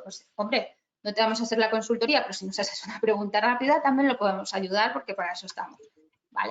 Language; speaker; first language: Spanish; native; Spanish